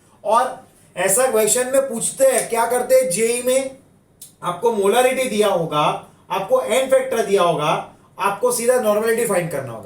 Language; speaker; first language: Hindi; non-native, local second language; Gujarati